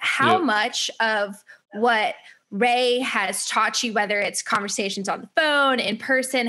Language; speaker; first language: English; native; English